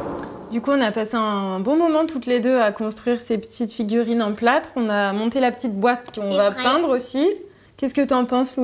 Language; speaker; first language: French; native; French